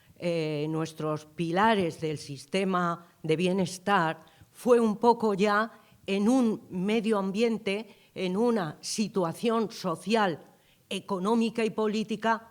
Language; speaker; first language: Spanish; native; Spanish